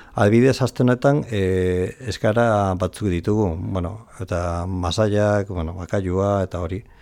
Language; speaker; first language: Basque; non-native, local second language; Spanish